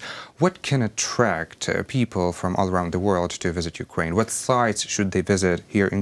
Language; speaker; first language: English; non-native, fluent; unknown